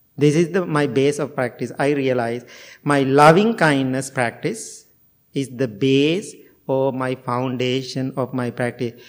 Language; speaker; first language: English; non-native, fluent; Sinhala